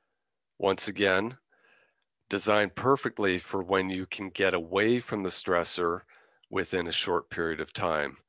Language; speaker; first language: English; native; English